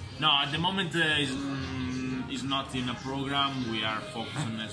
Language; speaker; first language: English; non-native, fluent; Italian